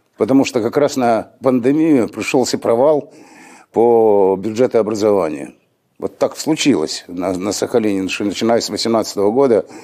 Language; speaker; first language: Russian; native; Russian